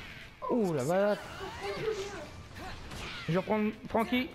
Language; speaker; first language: French; native; French